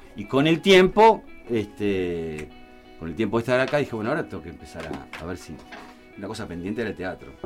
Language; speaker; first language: Spanish; native; Spanish